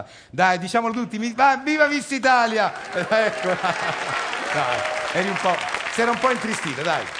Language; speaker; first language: Italian; native; Italian